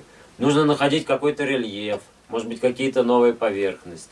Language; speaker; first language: Russian; native; Russian